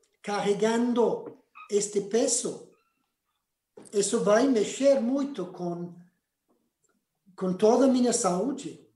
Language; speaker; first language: Portuguese; non-native, fluent; Spanish